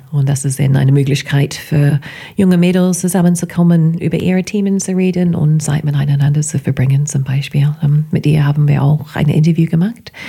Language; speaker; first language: German; non-native, fluent; English